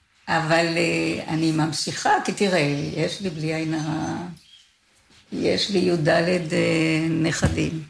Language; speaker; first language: Hebrew; native; Hebrew